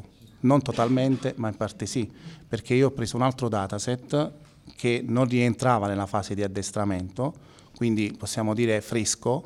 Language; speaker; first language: Italian; native; Italian